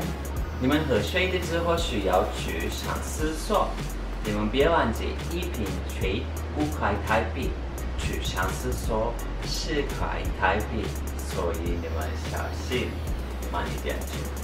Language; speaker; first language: Chinese; non-native, learner; Turkish